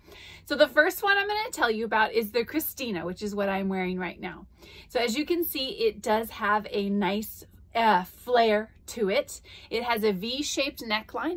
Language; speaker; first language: English; native; English